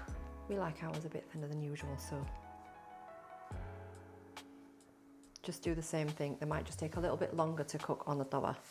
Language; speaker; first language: English; native; English